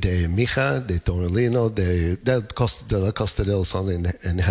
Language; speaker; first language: Spanish; non-native, learner; English